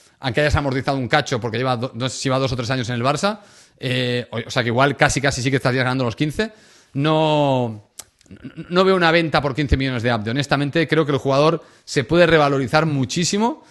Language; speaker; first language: Spanish; native; Spanish